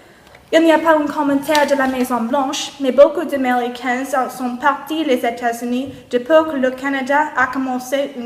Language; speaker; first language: French; non-native, learner; English